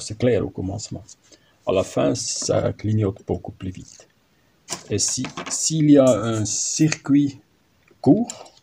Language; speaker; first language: French; non-native, learner; German